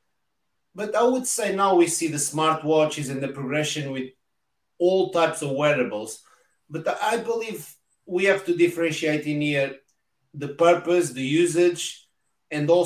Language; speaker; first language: English; non-native, fluent; Portuguese